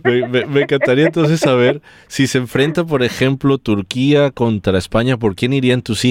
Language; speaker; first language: Spanish; early bilingual, heritage; Spanish